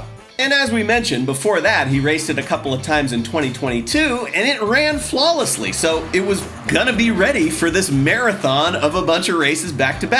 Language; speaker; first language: English; native; English